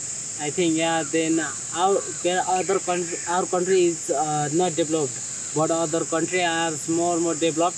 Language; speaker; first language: English; non-native, learner; Nepali